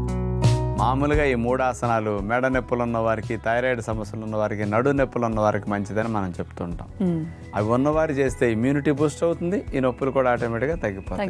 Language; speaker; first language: Telugu; native; Telugu